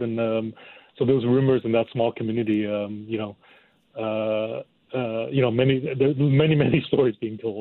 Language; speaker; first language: English; non-native, local second language; Cantonese